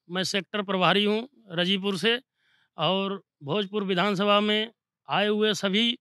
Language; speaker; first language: Hindi; native; Hindi